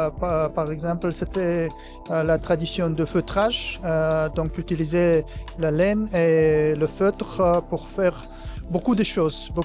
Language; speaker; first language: French; non-native, fluent; Kazakh